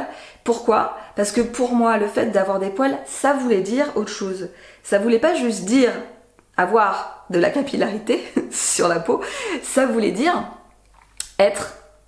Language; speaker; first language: French; native; French